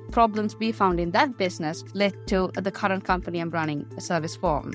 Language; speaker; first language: English; non-native, local second language; Sinhala